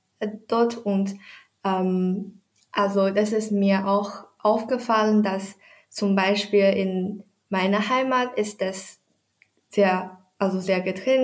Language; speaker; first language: German; non-native, learner; Chinese